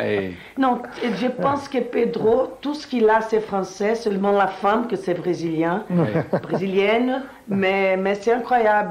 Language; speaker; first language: French; non-native, learner; Portuguese